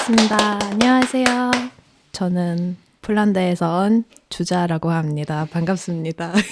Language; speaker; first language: Korean; non-native, fluent; Polish